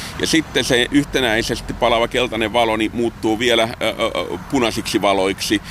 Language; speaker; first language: Finnish; native; Finnish